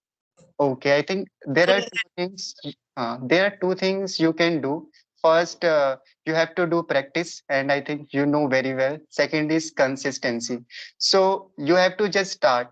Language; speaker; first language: English; non-native, local second language; Hindi